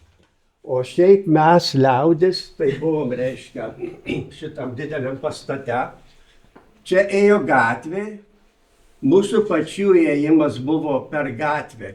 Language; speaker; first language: Lithuanian; native; Lithuanian